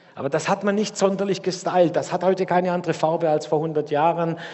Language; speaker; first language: German; native; German